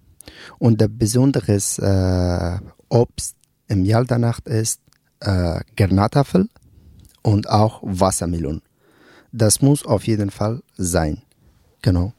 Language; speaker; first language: German; non-native, learner; Persian